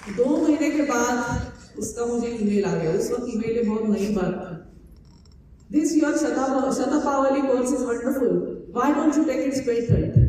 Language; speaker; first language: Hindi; non-native, local second language; Marathi